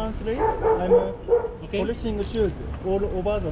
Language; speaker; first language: English; non-native, learner; Japanese